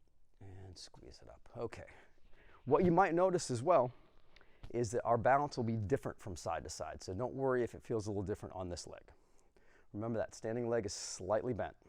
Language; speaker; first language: English; native; English